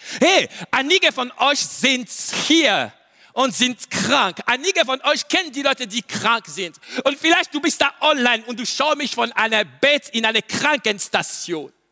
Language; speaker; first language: German; non-native, learner; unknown